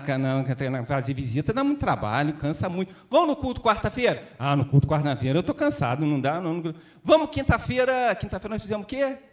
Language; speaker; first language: Portuguese; native; Portuguese